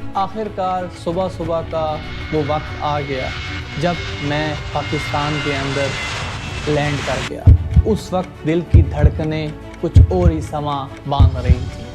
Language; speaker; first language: Urdu; native; Urdu